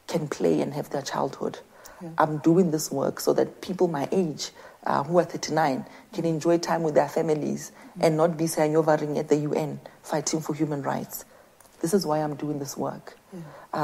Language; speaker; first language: English; non-native, local second language; Southern Sotho